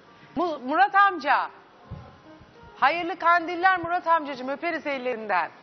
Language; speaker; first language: Turkish; native; Turkish